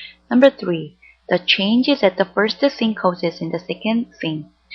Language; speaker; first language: English; non-native, fluent; Korean